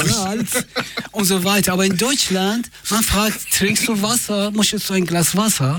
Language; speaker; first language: German; non-native, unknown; Persian